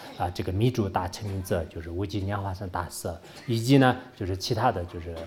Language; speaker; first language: Chinese; non-native, local second language; Tibetan